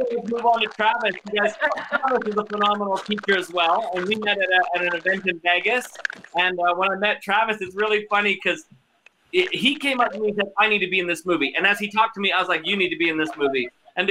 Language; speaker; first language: English; native; English